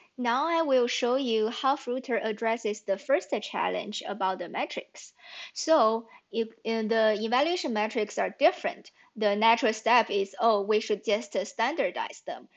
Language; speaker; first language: English; non-native, fluent; Chinese